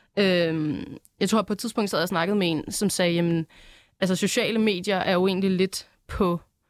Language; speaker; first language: Danish; native; Danish